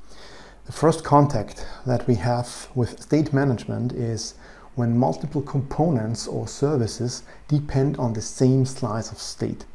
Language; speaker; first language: English; non-native, fluent; German